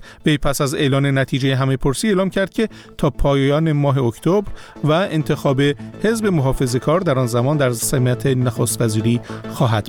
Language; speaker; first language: Persian; native; Persian